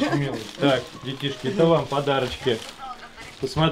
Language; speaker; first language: Russian; native; Russian